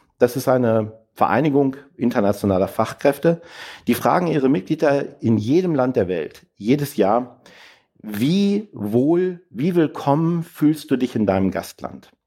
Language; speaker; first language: German; native; German